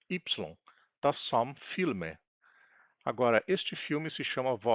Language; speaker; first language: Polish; non-native, learner; Portuguese